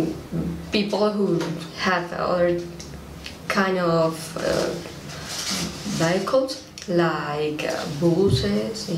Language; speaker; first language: English; non-native, learner; Spanish